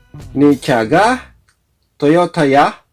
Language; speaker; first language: Korean; non-native, learner; Filipino